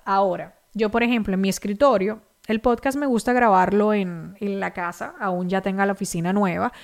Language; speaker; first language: Spanish; native; Spanish